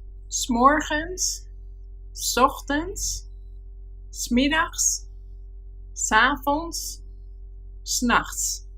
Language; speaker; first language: Dutch; non-native, fluent; Spanish